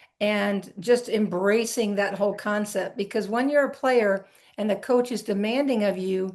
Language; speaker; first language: English; native; English